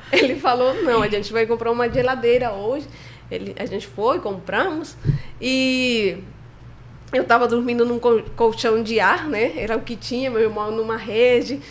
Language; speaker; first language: Portuguese; non-native, fluent; Spanish